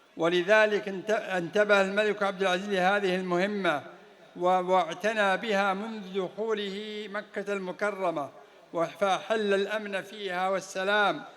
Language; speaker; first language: Arabic; native; Arabic